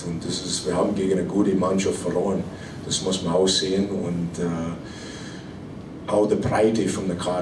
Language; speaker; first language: German; non-native, fluent; English